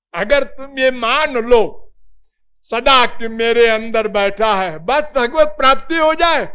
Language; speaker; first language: Hindi; native; Hindi